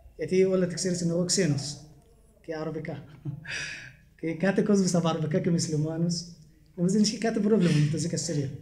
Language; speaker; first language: Greek; non-native, learner; Arabic